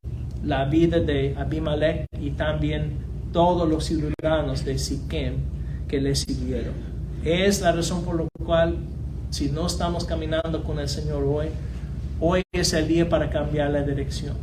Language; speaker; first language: Spanish; non-native, fluent; English